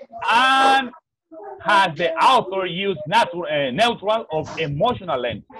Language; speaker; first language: English; non-native, learner; Spanish